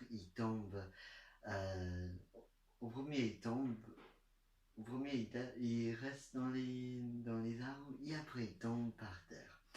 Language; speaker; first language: French; non-native, learner; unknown